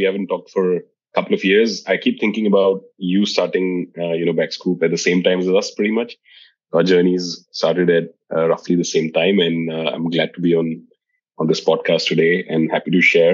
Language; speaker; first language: English; non-native, local second language; Hindi